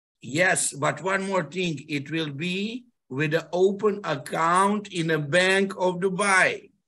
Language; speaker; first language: English; non-native, fluent; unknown